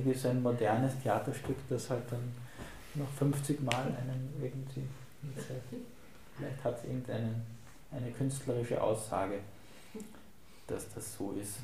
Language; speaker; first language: German; native; German